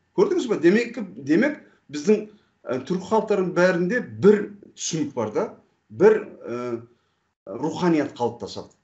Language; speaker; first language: Kazakh; non-native, fluent; Turkish